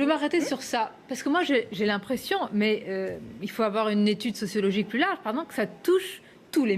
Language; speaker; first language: French; native; French